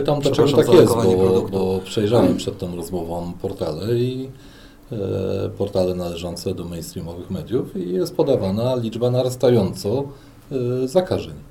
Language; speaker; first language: Polish; native; Polish